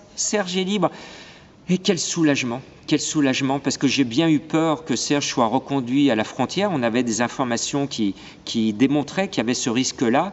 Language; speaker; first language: French; native; French